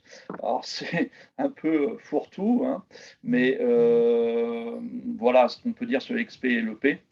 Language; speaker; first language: French; native; French